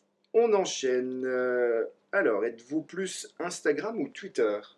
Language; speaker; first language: French; native; French